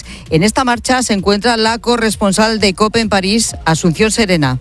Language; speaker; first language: Spanish; native; Spanish